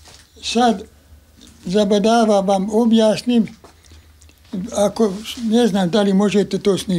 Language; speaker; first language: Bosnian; non-native, local second language; Hungarian